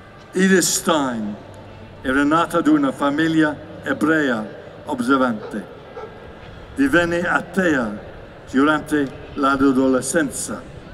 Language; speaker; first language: Italian; non-native, learner; English